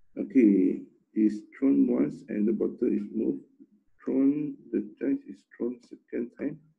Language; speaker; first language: English; non-native, local second language; Chinese